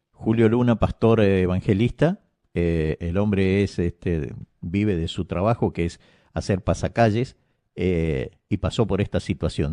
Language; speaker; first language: Spanish; native; Spanish